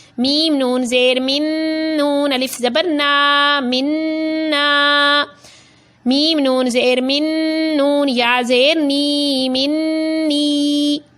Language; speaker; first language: Urdu; non-native, local second language; Punjabi